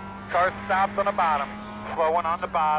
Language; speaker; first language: English; native; English